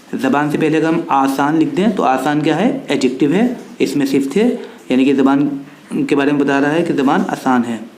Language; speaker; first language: Urdu; native; Urdu